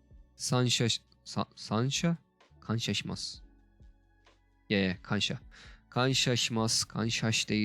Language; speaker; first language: Japanese; non-native, learner; Turkish